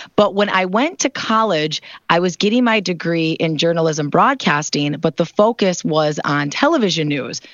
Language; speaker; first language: English; native; English